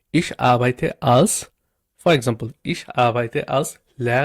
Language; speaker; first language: German; non-native, learner; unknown